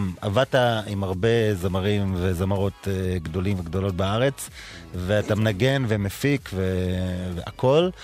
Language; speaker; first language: Hebrew; native; Hebrew